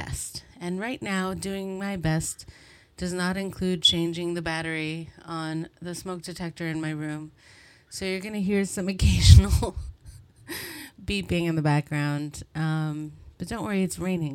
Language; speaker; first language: English; native; English